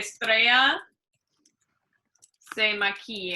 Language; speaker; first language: Spanish; non-native, fluent; English